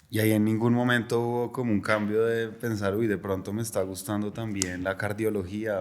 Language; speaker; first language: Spanish; native; Spanish